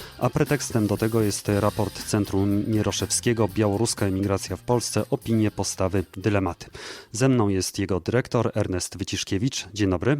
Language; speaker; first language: Polish; native; Polish